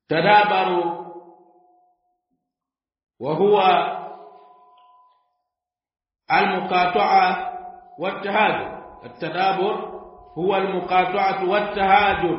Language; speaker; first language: Arabic; non-native, fluent; Swahili